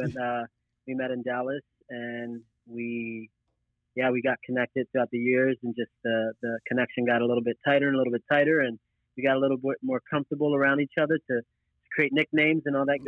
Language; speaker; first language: English; native; English